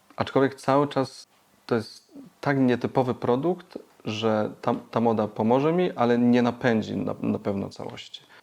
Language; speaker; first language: Polish; native; Polish